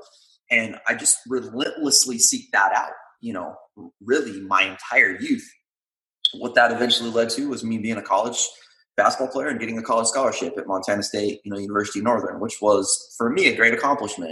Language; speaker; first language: English; native; English